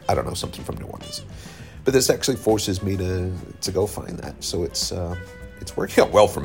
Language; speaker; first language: English; native; English